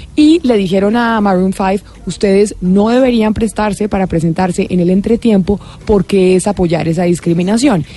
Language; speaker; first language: Spanish; native; Spanish